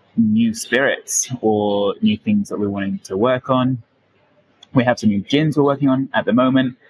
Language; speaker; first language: English; native; English